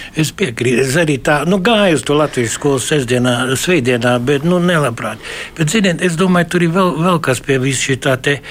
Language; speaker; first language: Latvian; early bilingual, heritage; Latvian